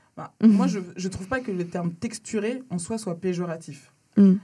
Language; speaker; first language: French; early bilingual, other home language; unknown